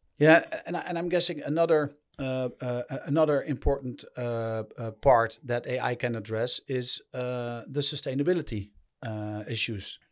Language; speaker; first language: English; non-native, fluent; Dutch